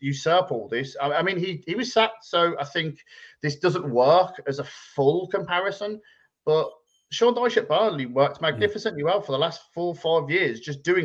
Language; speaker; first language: English; native; English